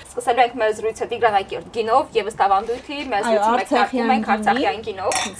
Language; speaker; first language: Armenian; native; Armenian